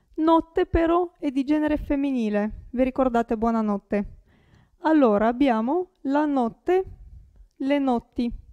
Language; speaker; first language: Italian; non-native, fluent; Romanian